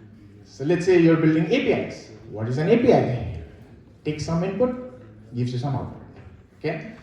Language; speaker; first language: English; non-native, local second language; Nepali